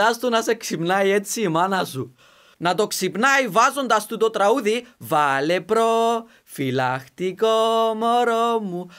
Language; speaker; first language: Greek; native; Greek